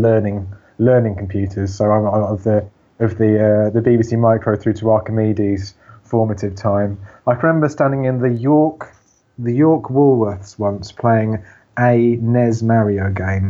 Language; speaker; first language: English; native; English